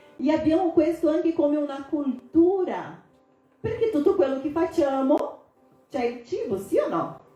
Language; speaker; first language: Italian; non-native, fluent; Portuguese